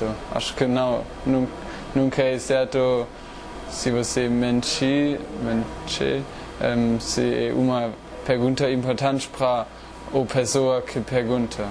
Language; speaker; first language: Portuguese; non-native, learner; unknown